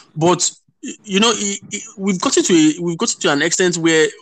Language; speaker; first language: English; non-native, local second language; Yoruba